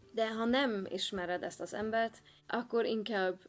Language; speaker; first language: Hungarian; non-native, fluent; Swedish